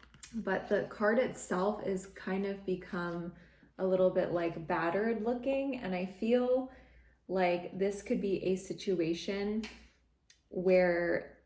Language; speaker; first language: English; native; English